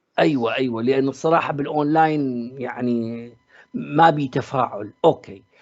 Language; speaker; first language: Arabic; native; Arabic